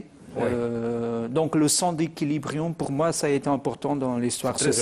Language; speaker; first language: French; non-native, fluent; Portuguese